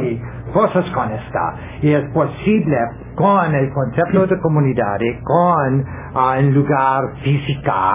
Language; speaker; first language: Spanish; non-native, learner; English